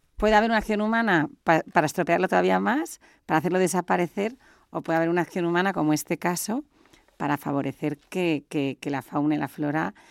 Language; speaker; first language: Spanish; native; Spanish